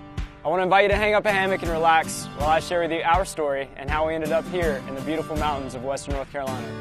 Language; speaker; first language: English; native; English